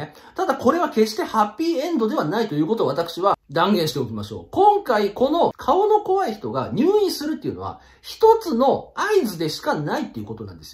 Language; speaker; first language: Japanese; native; Japanese